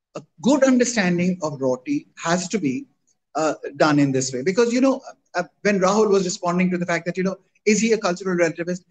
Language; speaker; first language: English; non-native, local second language; Hindi